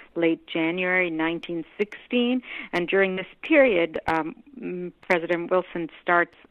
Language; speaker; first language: English; non-native, local second language; Hindi